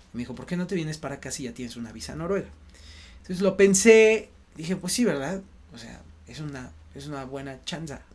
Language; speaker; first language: Spanish; native; Spanish